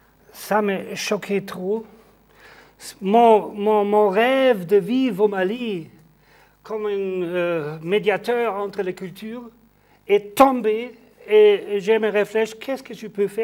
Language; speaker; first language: French; non-native, learner; German